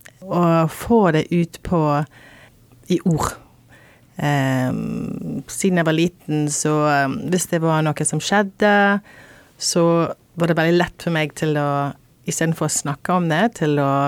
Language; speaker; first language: Norwegian; non-native, fluent; English